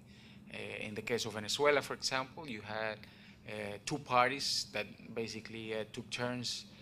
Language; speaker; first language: English; non-native, fluent; Spanish